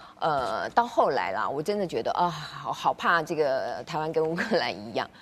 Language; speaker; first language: Chinese; native; Chinese